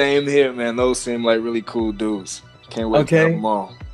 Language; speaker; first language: English; native; English